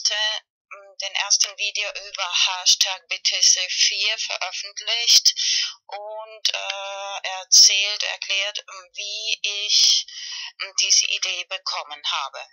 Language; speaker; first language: German; non-native, fluent; Spanish